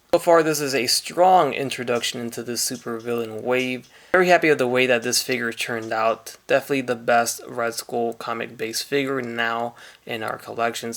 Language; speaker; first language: English; native; English